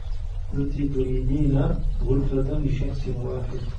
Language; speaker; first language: Arabic; non-native, learner; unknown